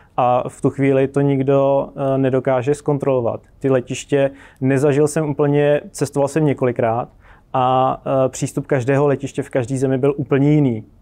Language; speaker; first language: Czech; native; Czech